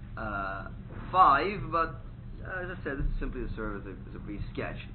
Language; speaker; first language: English; native; English